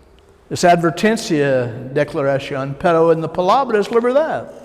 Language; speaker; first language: Spanish; non-native, learner; English